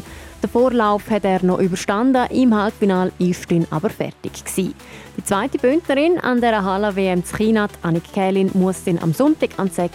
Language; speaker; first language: German; native; German